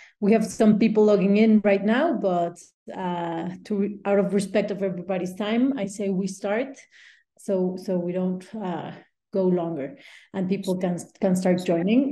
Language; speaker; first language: English; non-native, fluent; Spanish